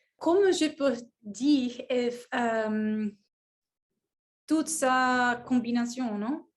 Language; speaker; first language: French; non-native, learner; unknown